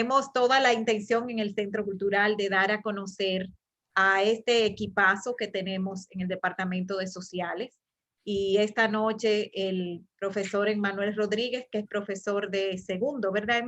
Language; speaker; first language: Spanish; native; Spanish